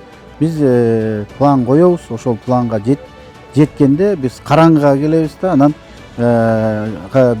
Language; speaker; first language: Kyrgyz; native; Kyrgyz